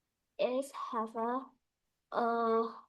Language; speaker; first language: English; non-native, learner; Vietnamese